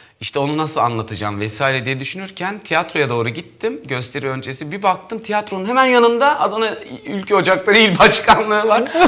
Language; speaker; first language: Turkish; native; Turkish